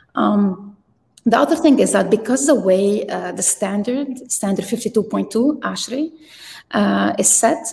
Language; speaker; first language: English; non-native, fluent; Arabic